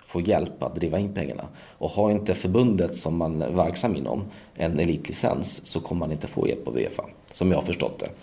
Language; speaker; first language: Swedish; early bilingual, other home language; Polish